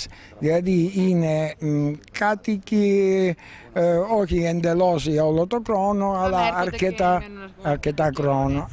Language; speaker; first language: Greek; non-native, learner; Italian